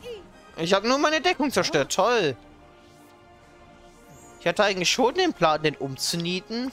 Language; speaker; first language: German; native; German